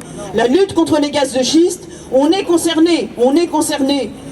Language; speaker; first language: French; native; French